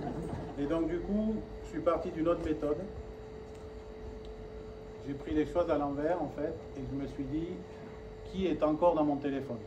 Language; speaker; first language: French; native; French